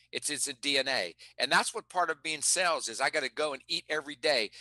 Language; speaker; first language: English; native; English